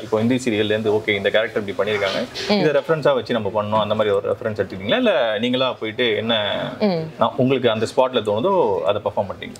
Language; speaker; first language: Tamil; native; Tamil